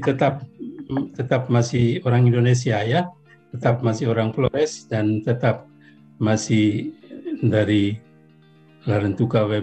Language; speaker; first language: Indonesian; non-native, local second language; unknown